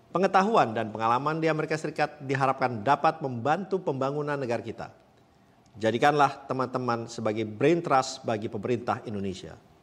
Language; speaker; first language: Indonesian; native; Indonesian